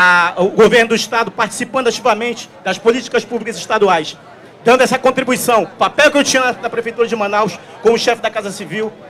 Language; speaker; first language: Portuguese; native; Portuguese